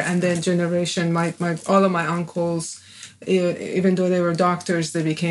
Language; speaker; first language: English; non-native, fluent; Persian